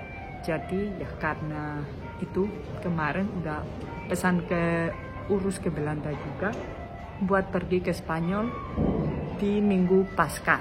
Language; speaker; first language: Indonesian; non-native, fluent; Spanish